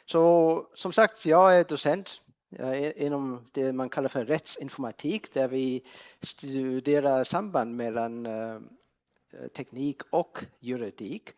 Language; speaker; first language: Swedish; non-native, fluent; English